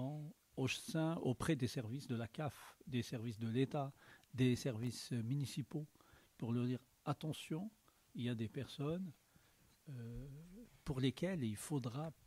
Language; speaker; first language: French; native; French